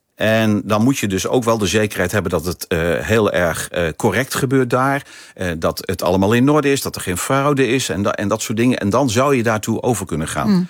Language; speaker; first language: Dutch; native; Dutch